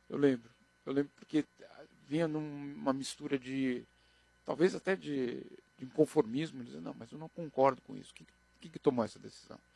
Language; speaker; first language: Portuguese; native; Portuguese